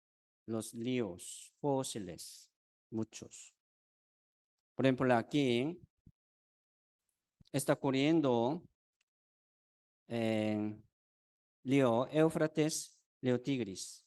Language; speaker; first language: Spanish; non-native, fluent; Korean